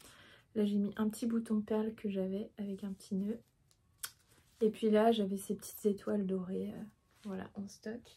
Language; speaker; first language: French; native; French